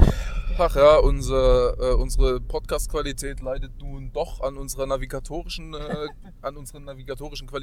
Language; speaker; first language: German; native; German